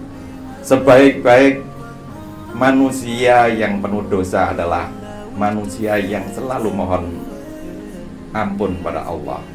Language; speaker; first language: Indonesian; native; Indonesian